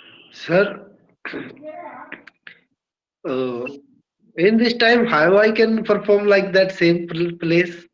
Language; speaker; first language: English; non-native, learner; Hindi